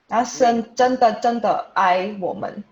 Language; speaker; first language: Chinese; non-native, fluent; Indonesian